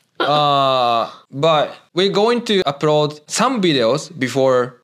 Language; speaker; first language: English; non-native, learner; Japanese